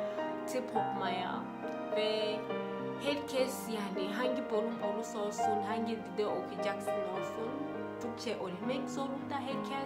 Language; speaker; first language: Turkish; non-native, fluent; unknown